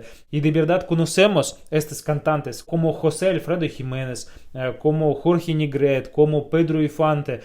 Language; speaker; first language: Spanish; non-native, fluent; Russian